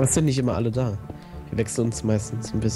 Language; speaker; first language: German; native; German